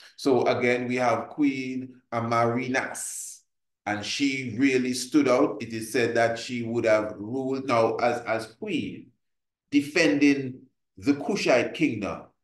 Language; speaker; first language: English; native; English